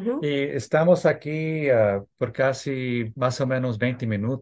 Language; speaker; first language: Spanish; early bilingual, heritage; English